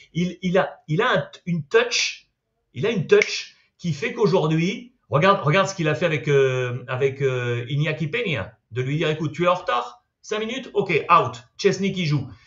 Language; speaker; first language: French; native; French